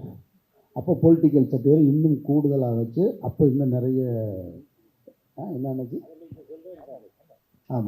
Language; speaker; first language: Tamil; native; Tamil